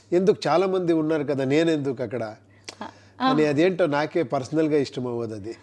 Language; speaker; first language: Telugu; non-native, local second language; Kannada